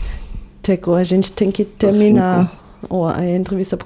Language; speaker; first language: Portuguese; non-native, fluent; German